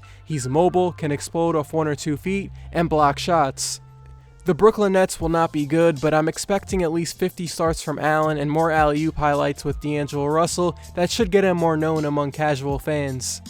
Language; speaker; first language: English; native; English